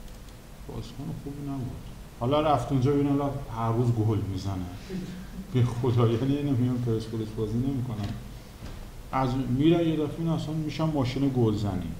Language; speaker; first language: Persian; native; Persian